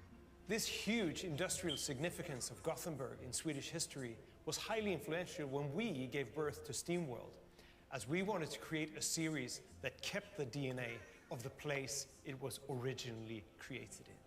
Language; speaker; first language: English; non-native, fluent; Swedish